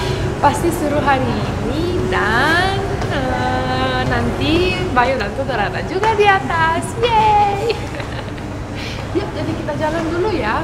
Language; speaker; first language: Indonesian; non-native, fluent; Romanian